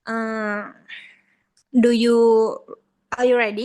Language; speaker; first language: English; non-native, learner; Indonesian